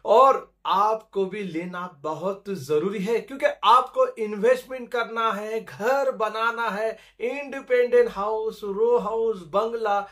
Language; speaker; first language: Hindi; non-native, local second language; Marathi